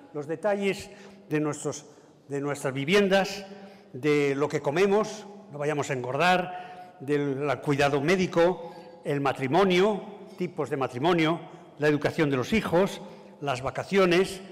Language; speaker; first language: Spanish; native; Spanish